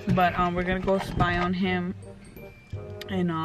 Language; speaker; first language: English; early bilingual, other home language; Spanish